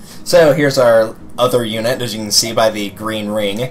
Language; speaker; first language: English; native; English